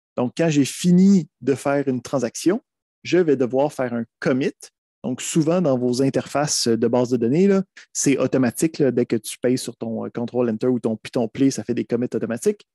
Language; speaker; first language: French; native; French